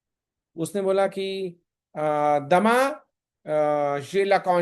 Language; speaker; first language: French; non-native, learner; Hindi